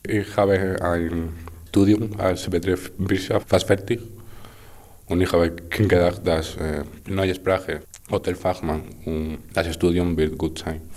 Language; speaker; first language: German; non-native, learner; Spanish